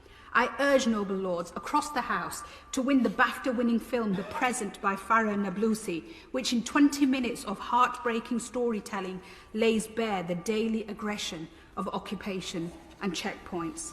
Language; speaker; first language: English; native; English